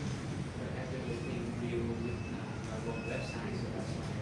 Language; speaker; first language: Vietnamese; native; Vietnamese